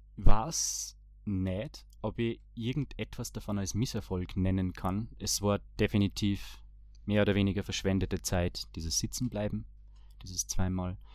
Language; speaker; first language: German; early bilingual, other home language; Bosnian